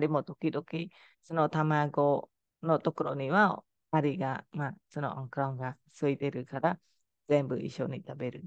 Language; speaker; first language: Japanese; non-native, fluent; Khmer